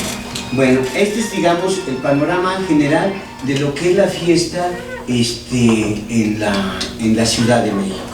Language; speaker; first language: Spanish; native; Spanish